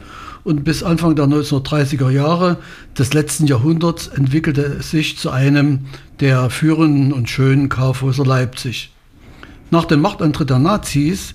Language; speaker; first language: German; native; German